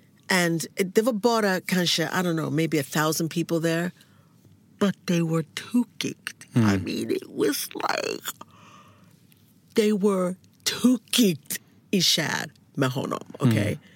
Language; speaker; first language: English; native; English